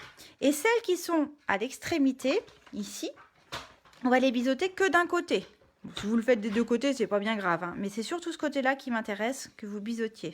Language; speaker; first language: French; native; French